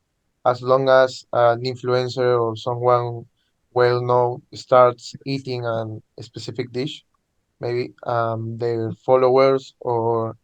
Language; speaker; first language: English; non-native, learner; Spanish